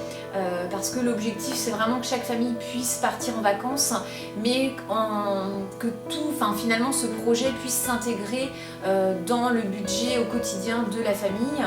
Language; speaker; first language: French; native; French